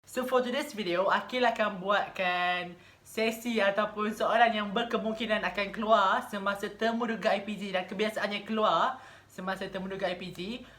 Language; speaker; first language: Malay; native; Malay